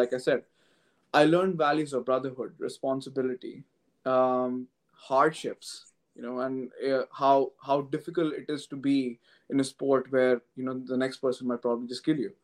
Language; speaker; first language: English; non-native, local second language; Hindi